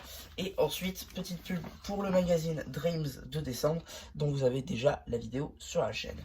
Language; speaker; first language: French; native; French